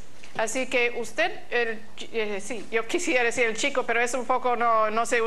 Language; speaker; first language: Spanish; non-native, fluent; English